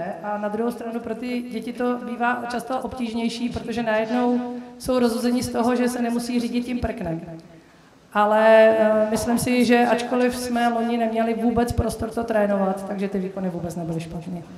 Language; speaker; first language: Czech; native; Czech